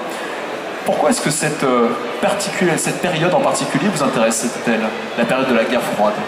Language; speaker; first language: French; native; French